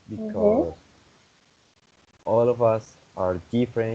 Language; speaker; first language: English; non-native, fluent; Spanish